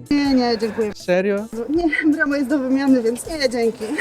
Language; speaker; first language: Polish; native; Polish